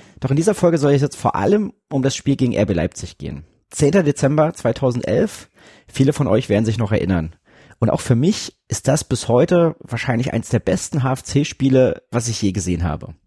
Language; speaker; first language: German; native; German